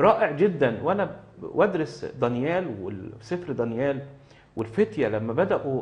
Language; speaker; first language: Arabic; native; Arabic